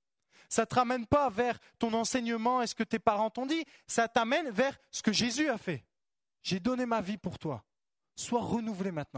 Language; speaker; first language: French; native; French